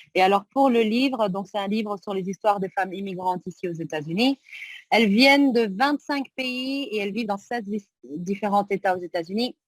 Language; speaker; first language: French; early bilingual, other home language; Arabic